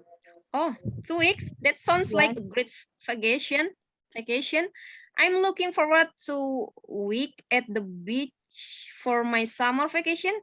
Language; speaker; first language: English; non-native, learner; Indonesian